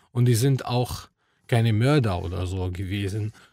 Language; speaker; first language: German; non-native, fluent; Arabic